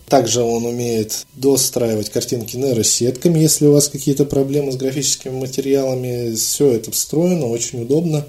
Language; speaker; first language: Russian; native; Russian